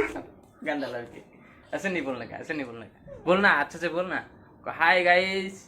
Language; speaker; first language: Hindi; non-native, local second language; Bangla